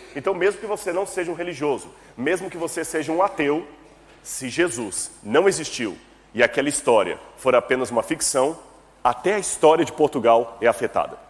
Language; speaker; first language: Portuguese; native; Portuguese